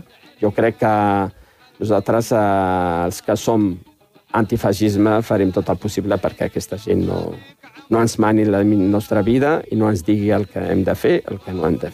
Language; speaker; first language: Catalan; non-native, fluent; Riffian